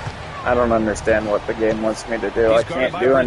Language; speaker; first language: English; native; English